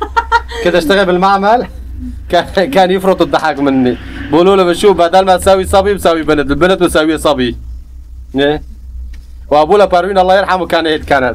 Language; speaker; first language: Arabic; non-native, local second language; Kurdish